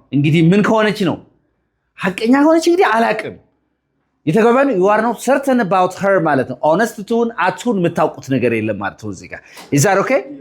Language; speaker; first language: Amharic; native; Amharic